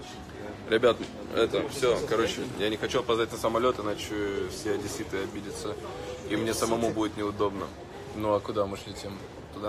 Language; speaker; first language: Russian; native; Russian